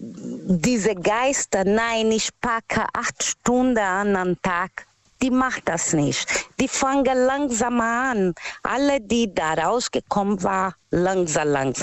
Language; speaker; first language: German; non-native, learner; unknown